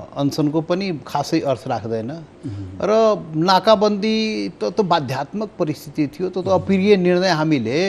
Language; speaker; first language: Nepali; non-native, local second language; Maithili